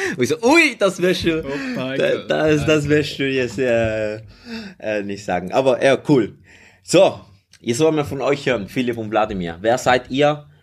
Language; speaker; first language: German; early bilingual, other home language; Spanish